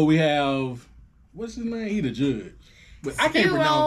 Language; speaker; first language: English; native; English